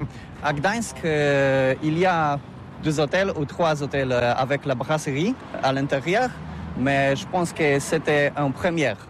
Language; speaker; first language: French; non-native, learner; Polish